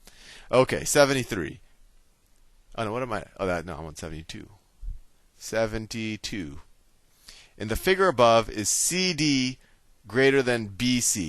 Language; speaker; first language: English; native; English